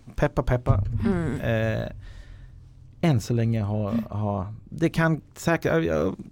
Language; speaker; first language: Swedish; non-native, fluent; English